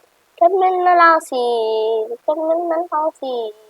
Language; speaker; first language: Arabic; native; Arabic